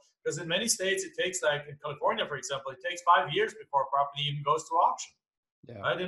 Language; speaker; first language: English; non-native, fluent; German